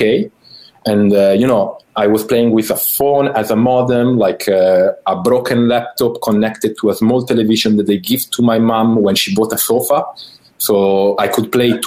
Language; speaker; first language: English; non-native, fluent; Italian